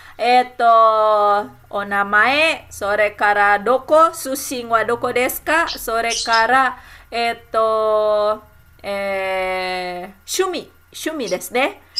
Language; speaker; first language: Japanese; non-native, fluent; Indonesian